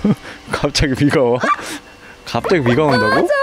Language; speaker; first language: Korean; native; Korean